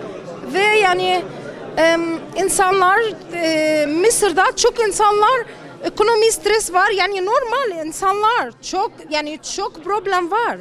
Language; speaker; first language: Turkish; non-native, learner; Arabic